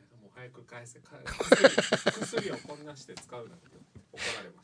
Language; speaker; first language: Japanese; native; Japanese